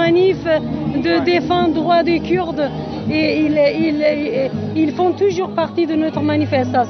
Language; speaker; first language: French; non-native, learner; Kurdish